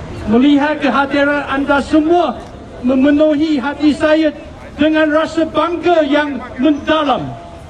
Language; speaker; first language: Malay; non-native, local second language; Chinese